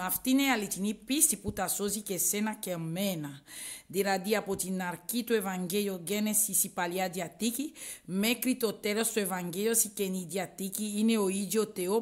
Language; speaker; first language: Greek; non-native, learner; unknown